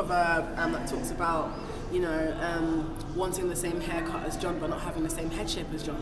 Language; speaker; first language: English; non-native, local second language; Igbo